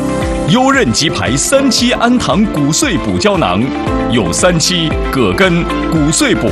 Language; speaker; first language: Chinese; native; Chinese